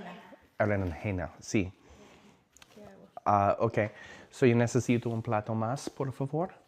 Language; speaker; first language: Spanish; non-native, learner; English